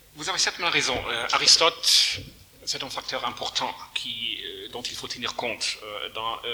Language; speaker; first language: French; non-native, fluent; German